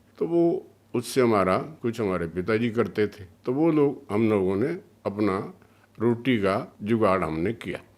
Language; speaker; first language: Hindi; early bilingual, other home language; Punjabi